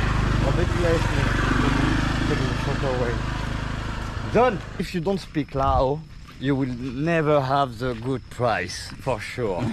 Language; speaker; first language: English; non-native, learner; French